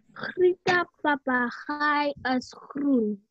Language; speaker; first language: Afrikaans; non-native, local second language; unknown